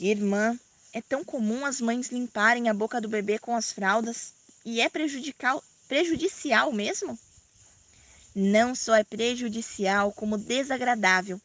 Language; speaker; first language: Portuguese; native; Portuguese